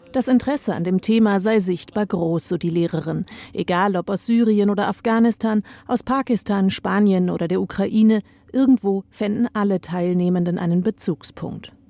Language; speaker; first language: German; native; German